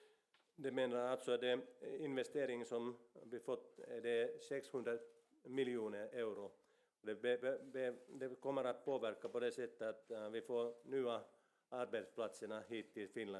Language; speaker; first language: Swedish; non-native, local second language; Finnish